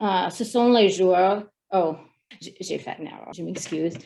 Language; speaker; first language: French; non-native, learner; English